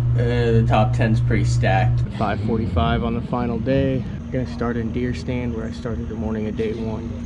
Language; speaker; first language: English; native; English